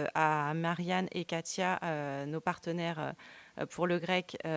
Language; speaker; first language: French; native; French